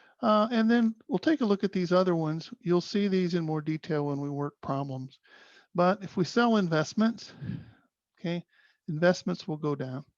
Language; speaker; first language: English; native; English